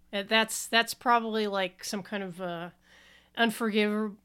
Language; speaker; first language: English; native; English